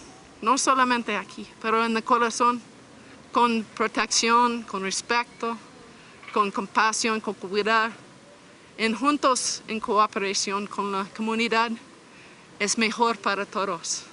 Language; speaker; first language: Spanish; non-native, learner; English